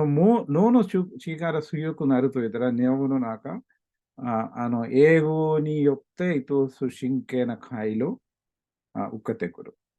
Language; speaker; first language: Japanese; non-native, learner; Malayalam